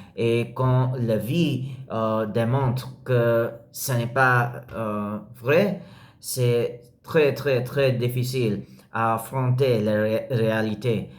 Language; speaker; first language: French; non-native, learner; English